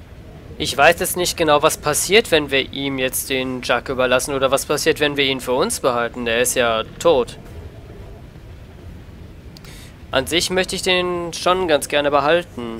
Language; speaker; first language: German; native; German